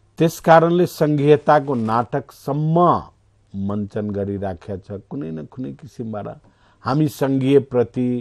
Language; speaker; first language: Nepali; non-native, local second language; Maithili